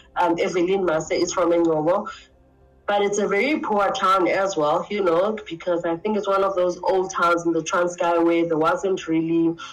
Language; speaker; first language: English; non-native, local second language; Xhosa